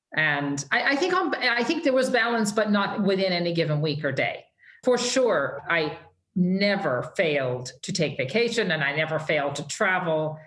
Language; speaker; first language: English; native; English